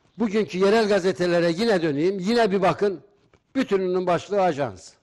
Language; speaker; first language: Turkish; native; Turkish